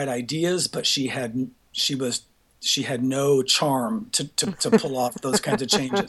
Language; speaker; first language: English; native; English